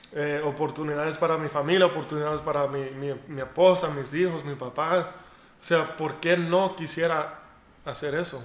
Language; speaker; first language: Spanish; early bilingual, heritage; Spanish